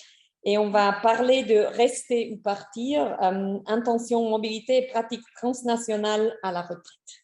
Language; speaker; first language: French; non-native, fluent; German